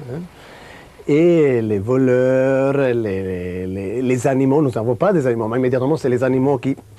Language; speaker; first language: French; non-native, fluent; Italian